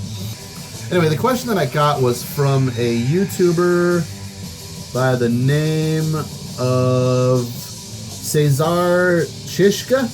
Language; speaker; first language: English; native; English